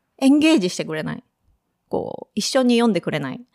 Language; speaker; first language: Japanese; native; Japanese